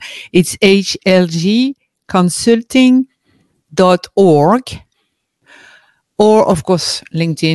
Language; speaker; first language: English; non-native, fluent; French